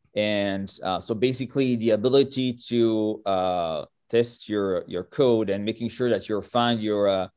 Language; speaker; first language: English; non-native, fluent; French